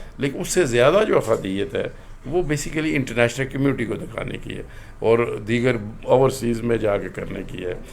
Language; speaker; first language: Urdu; non-native, local second language; Pahari-Potwari